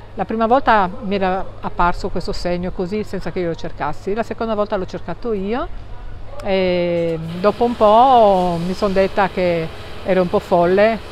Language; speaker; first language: Italian; native; Italian